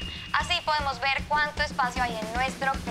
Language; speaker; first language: Spanish; native; Spanish